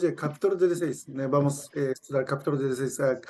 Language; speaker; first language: Portuguese; non-native, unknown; Japanese